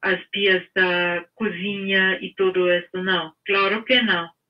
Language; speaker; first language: Portuguese; non-native, fluent; English